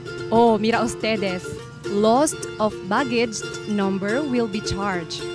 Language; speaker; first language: English; non-native, local second language; Chavacano